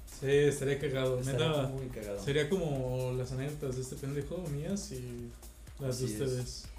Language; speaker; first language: Spanish; native; Spanish